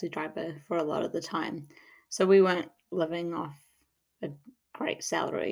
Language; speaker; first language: English; native; English